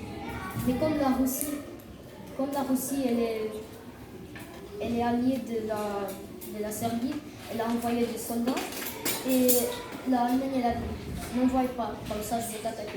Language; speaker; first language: French; non-native, learner; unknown